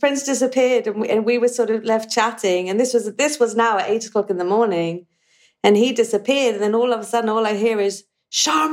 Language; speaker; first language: English; native; English